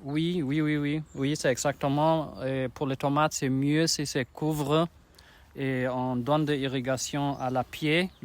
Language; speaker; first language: French; non-native, learner; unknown